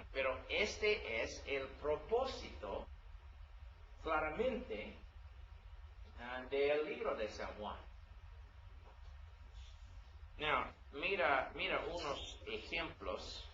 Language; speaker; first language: Spanish; non-native, learner; English